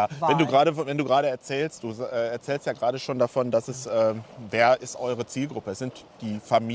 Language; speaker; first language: German; native; German